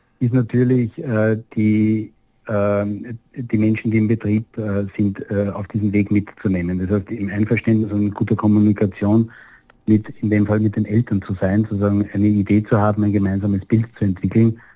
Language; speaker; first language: German; native; German